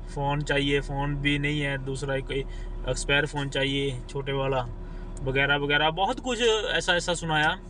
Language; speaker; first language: Hindi; non-native, local second language; Punjabi